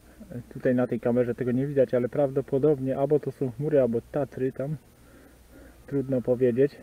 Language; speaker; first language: Polish; native; Polish